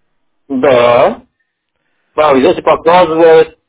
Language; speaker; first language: Russian; non-native, learner; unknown